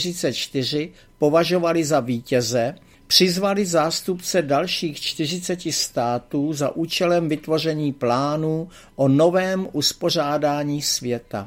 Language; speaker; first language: Czech; native; Czech